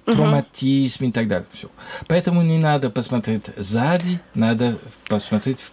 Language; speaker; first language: Russian; non-native, learner; French